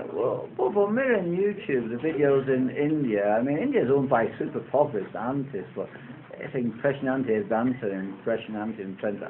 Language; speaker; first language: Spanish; non-native, learner; English